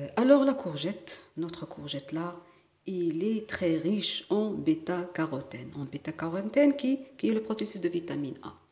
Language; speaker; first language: French; non-native, local second language; Arabic